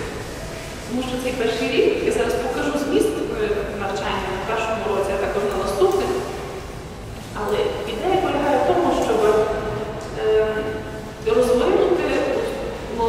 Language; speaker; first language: Ukrainian; native; Ukrainian